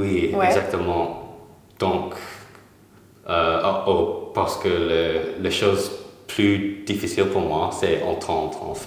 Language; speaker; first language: French; non-native, learner; English